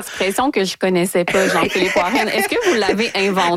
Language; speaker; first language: French; native; French